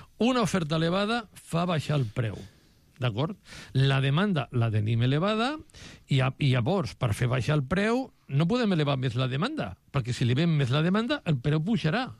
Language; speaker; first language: Catalan; non-native, local second language; Spanish